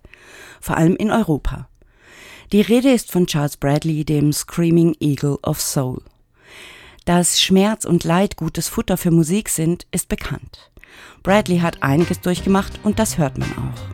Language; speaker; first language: German; native; German